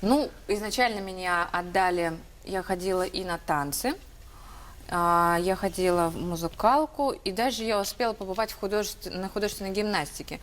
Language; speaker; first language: Russian; native; Russian